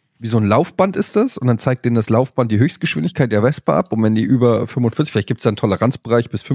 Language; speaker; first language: German; native; German